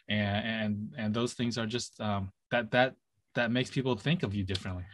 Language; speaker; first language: English; native; English